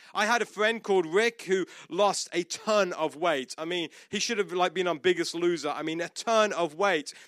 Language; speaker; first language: English; native; English